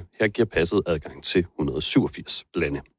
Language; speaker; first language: Danish; native; Danish